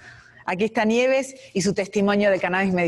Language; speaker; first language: Spanish; native; Spanish